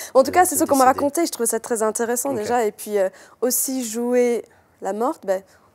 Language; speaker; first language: French; native; French